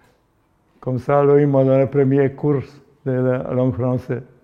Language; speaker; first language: French; non-native, learner; Polish